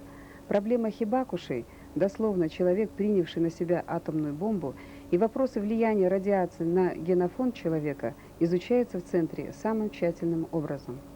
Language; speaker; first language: Russian; native; Russian